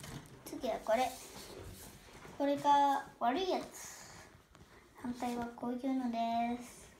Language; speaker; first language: Japanese; early bilingual, heritage; Japanese